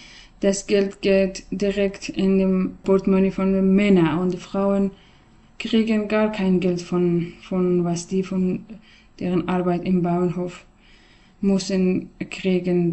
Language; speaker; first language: German; non-native, learner; Persian